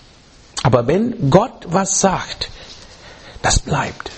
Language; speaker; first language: German; non-native, fluent; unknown